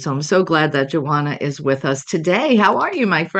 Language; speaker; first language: English; native; English